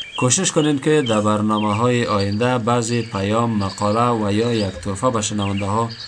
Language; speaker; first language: Persian; native; Persian